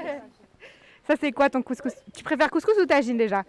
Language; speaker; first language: French; native; French